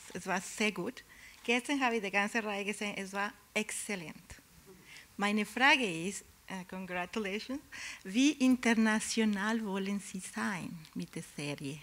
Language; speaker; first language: German; non-native, learner; Spanish